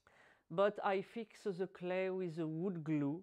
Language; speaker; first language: English; non-native, learner; French